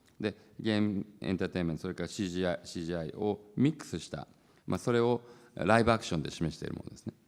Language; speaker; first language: Japanese; native; Japanese